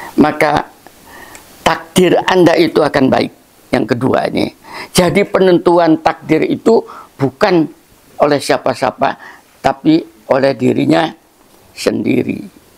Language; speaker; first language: Indonesian; non-native, local second language; Javanese